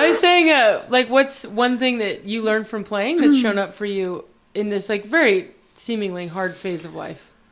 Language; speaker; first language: English; native; English